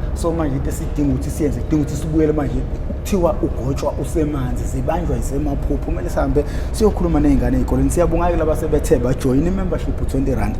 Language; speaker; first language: Zulu; native; Zulu